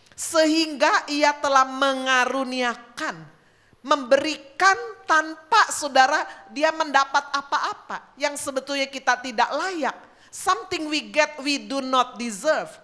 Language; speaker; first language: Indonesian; native; Indonesian